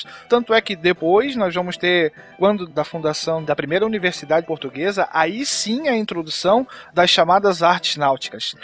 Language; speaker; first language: Portuguese; native; Portuguese